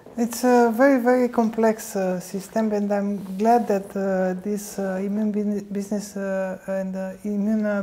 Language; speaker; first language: English; non-native, fluent; Romanian